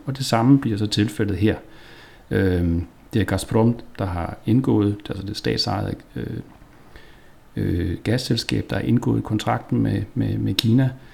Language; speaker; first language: Danish; native; Danish